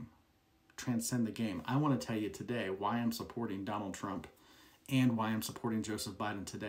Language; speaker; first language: English; native; English